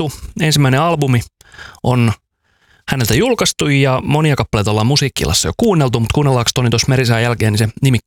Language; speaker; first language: Finnish; native; Finnish